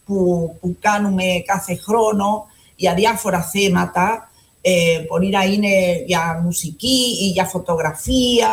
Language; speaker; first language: Greek; non-native, fluent; Spanish